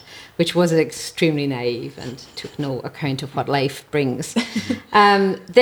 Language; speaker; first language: English; native; English